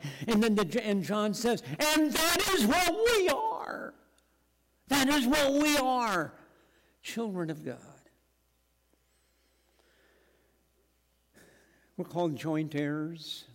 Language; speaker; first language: English; native; English